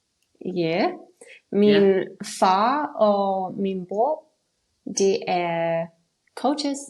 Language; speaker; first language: Danish; non-native, learner; English